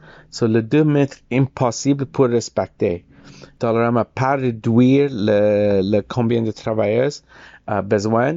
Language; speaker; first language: French; non-native, learner; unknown